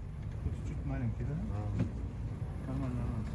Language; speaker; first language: Russian; non-native, local second language; Uzbek